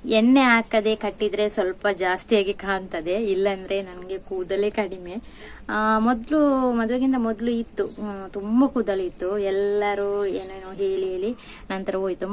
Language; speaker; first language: Kannada; non-native, local second language; Tulu